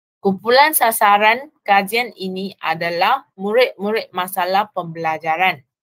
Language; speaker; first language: Malay; non-native, local second language; Chinese